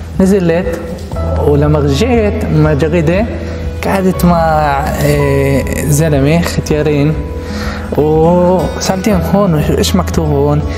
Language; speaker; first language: Arabic; non-native, local second language; Hebrew